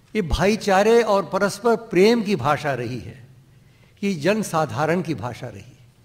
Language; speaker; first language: Hindi; non-native, local second language; Dogri